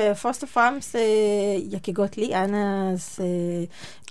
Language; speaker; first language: Danish; non-native, learner; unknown